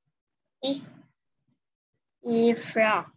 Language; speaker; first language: English; non-native, learner; Vietnamese